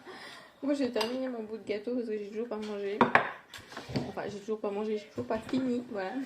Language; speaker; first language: French; native; French